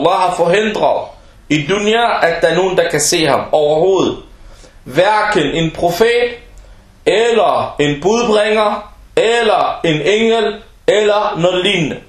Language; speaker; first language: Danish; early bilingual, other home language; Arabic